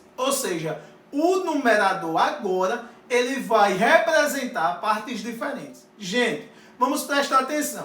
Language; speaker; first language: Portuguese; native; Portuguese